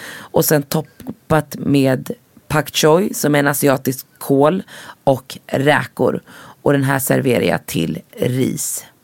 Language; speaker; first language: Swedish; early bilingual, other home language; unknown